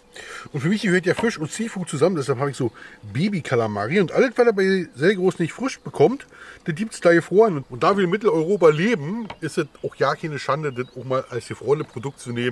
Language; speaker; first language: German; native; German